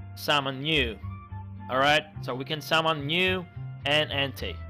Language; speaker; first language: English; non-native, fluent; Greek